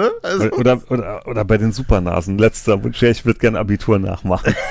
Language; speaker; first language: German; native; German